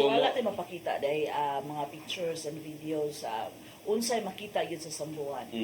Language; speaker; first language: Cebuano; native; Cebuano